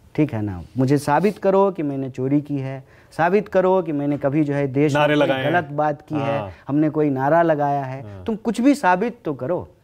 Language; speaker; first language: Hindi; native; Hindi